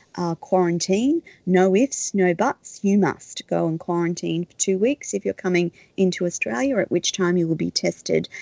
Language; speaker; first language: English; native; English